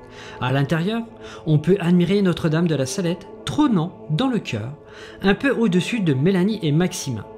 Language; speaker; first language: French; native; French